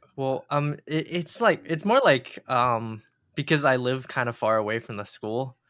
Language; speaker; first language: English; early bilingual, other home language; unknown